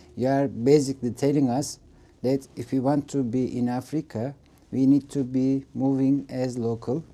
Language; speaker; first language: English; non-native, fluent; Turkish